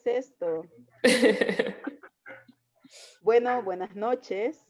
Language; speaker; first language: Spanish; native; Spanish